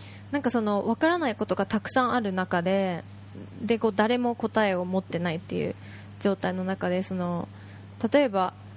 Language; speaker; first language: Japanese; native; Japanese